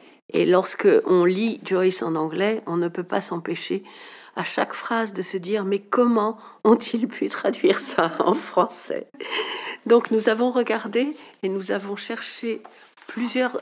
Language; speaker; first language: French; native; French